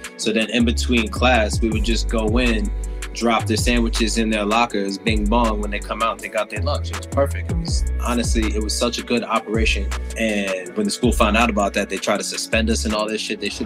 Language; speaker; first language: English; native; English